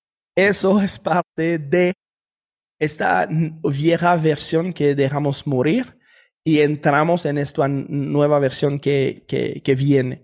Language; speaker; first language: Spanish; non-native, fluent; French